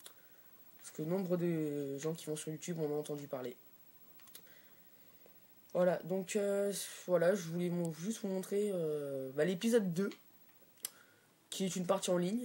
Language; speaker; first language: French; native; French